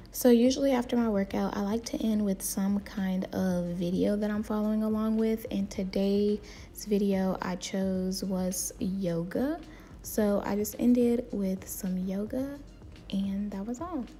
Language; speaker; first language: English; native; English